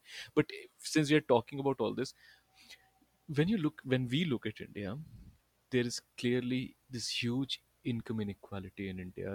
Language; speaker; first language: English; non-native, local second language; Bangla